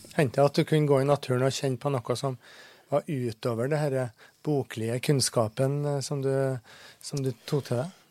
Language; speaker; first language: Norwegian; native; Norwegian